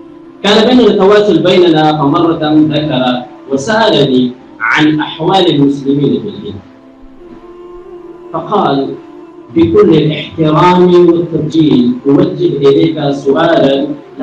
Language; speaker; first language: Arabic; non-native, fluent; Urdu